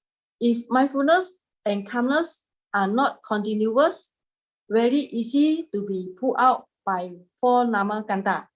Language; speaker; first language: English; non-native, learner; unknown